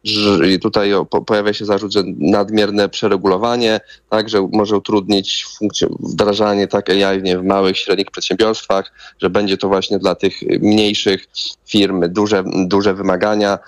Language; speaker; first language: Polish; native; Polish